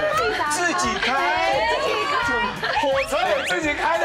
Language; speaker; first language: Chinese; native; Chinese